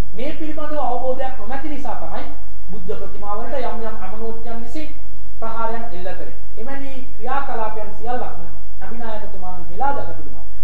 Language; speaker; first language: Sinhala; non-native, local second language; Tamil